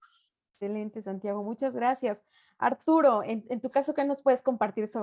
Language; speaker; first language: Spanish; native; Spanish